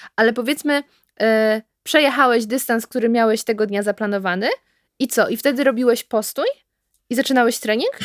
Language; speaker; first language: Polish; native; Polish